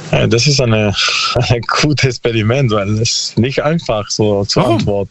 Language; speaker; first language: German; non-native, learner; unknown